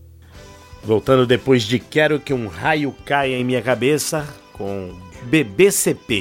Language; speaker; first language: Portuguese; native; Portuguese